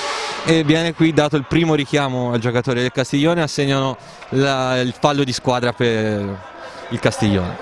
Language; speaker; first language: Italian; native; Italian